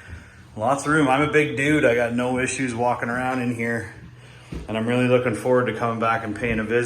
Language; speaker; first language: English; native; English